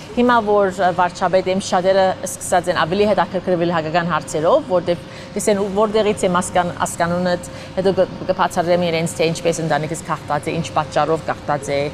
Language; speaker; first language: Armenian; early bilingual, heritage; Armenian